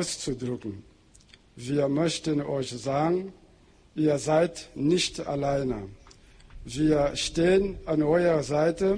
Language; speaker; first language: German; non-native, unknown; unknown